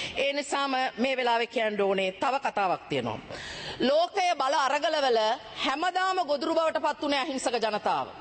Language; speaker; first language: Sinhala; non-native, local second language; Tamil